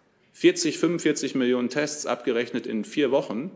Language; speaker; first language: German; native; German